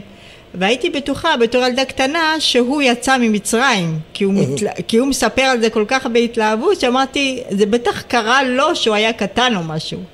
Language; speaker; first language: Hebrew; early bilingual, other home language; Amharic